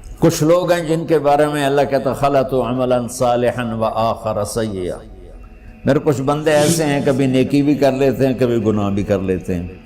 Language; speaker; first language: Urdu; non-native, local second language; Punjabi